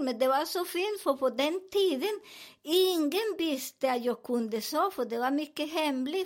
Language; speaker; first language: Swedish; non-native, learner; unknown